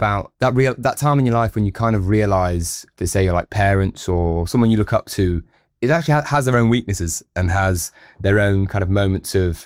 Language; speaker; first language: English; native; English